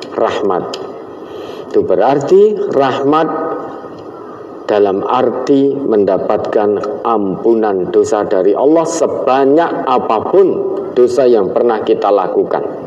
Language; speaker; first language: Indonesian; non-native, local second language; Javanese